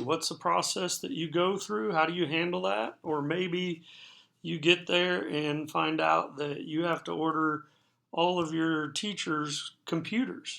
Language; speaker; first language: English; native; English